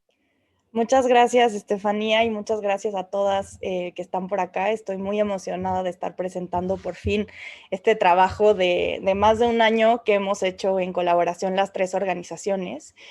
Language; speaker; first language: Spanish; native; Spanish